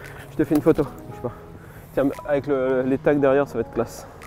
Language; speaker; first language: French; native; French